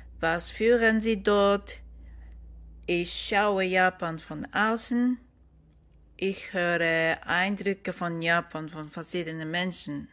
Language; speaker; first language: German; non-native, learner; Japanese